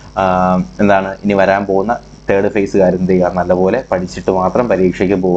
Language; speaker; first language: Malayalam; native; Malayalam